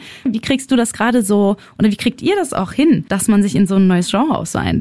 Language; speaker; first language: German; native; German